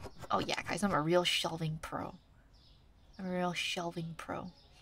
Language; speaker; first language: English; early bilingual, other home language; Korean